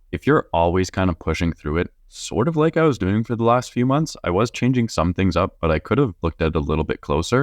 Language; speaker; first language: English; native; English